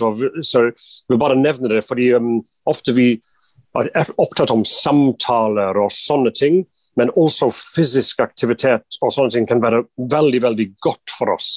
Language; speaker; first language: Norwegian; non-native, fluent; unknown